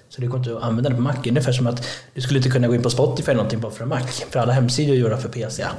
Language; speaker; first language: Swedish; early bilingual, other home language; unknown